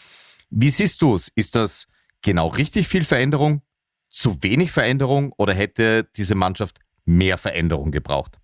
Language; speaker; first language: German; native; German